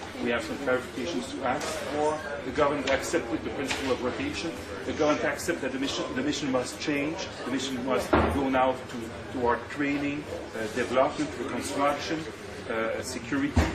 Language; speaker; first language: English; non-native, fluent; French